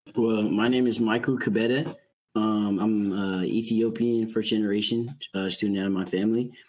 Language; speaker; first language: English; native; English